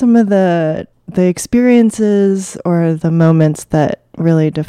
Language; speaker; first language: English; early bilingual, other home language; Chinese